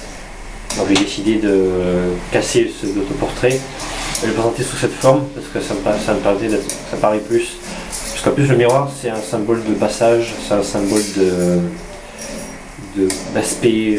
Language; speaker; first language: French; native; French